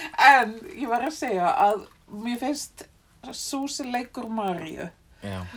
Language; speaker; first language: Icelandic; non-native, fluent; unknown